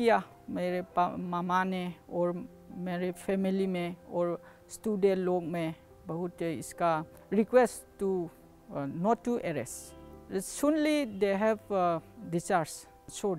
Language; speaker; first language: Hindi; non-native, local second language; Manipuri